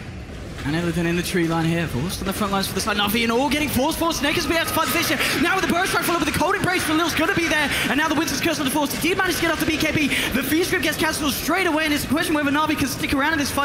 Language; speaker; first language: English; native; English